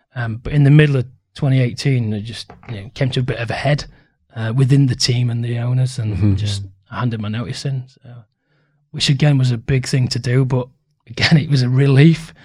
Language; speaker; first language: English; native; English